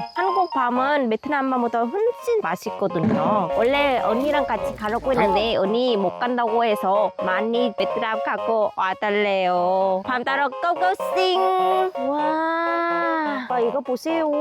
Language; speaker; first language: Korean; non-native, learner; Vietnamese